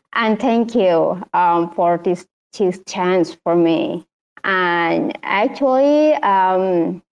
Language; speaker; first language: English; non-native, learner; Indonesian